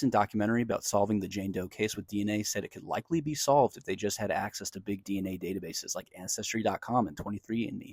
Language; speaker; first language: English; native; English